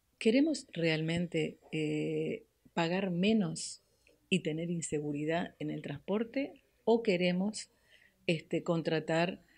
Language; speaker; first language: Spanish; native; Spanish